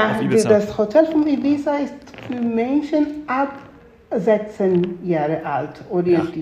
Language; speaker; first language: German; non-native, fluent; Spanish